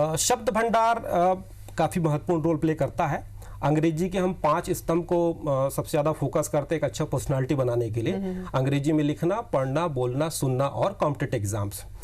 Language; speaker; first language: Hindi; native; Hindi